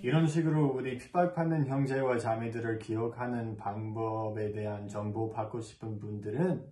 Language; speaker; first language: Korean; non-native, fluent; English